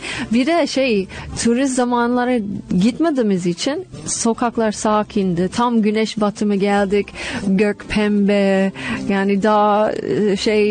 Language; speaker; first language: Turkish; non-native, fluent; English